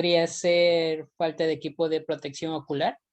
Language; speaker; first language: Spanish; native; Spanish